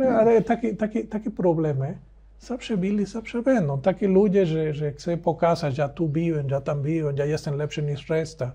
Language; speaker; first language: Polish; non-native, learner; Spanish